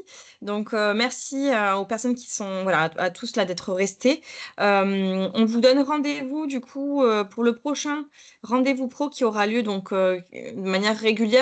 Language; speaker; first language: French; native; French